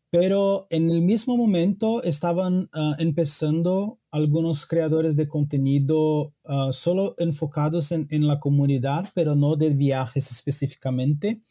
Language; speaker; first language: Spanish; non-native, fluent; Portuguese